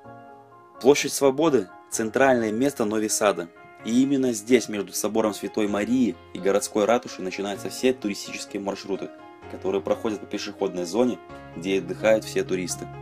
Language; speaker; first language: Russian; native; Russian